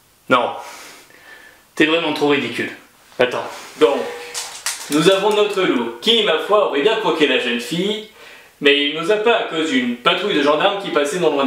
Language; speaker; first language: French; native; French